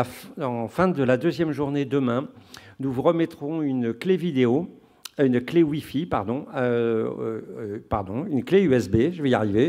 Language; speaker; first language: French; native; French